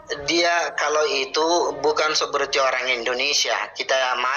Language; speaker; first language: Indonesian; non-native, learner; Rohingya